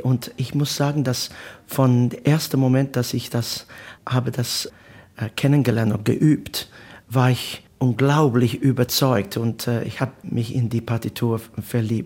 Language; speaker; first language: German; non-native, learner; Italian